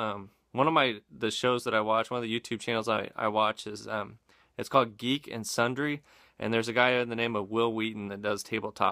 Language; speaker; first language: English; native; English